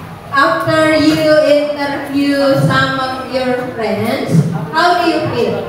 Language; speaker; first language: English; non-native, learner; Indonesian